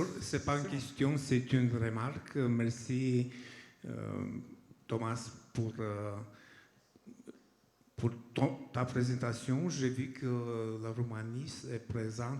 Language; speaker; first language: French; non-native, fluent; Romanian